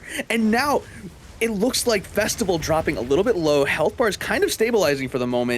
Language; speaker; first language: English; native; English